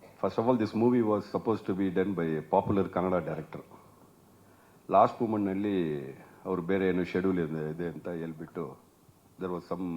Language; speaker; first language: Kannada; non-native, learner; Tamil